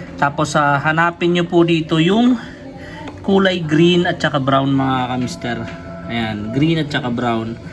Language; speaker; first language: Filipino; non-native, local second language; Cebuano